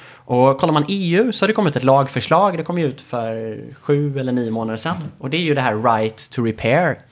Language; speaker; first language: Swedish; native; Swedish